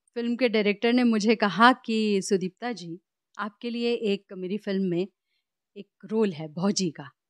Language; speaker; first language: Hindi; native; Hindi